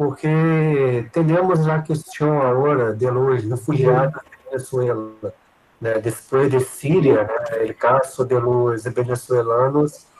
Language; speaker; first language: Spanish; non-native, learner; Portuguese